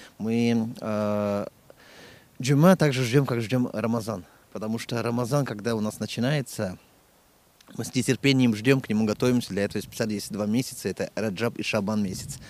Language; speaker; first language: Russian; non-native, local second language; Tatar